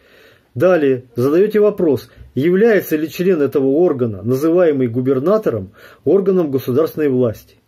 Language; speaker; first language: Russian; native; Russian